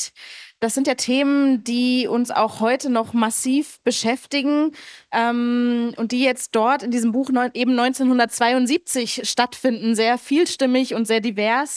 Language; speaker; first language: German; native; German